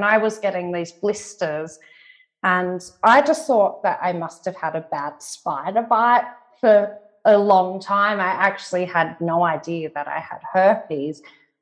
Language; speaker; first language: English; native; English